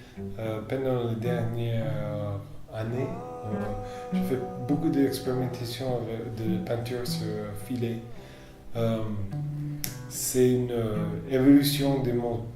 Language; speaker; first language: French; non-native, fluent; English